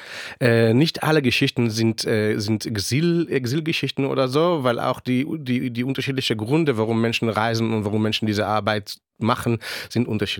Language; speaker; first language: German; non-native, fluent; Hebrew